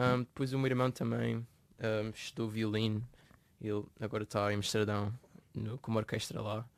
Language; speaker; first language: Portuguese; native; Portuguese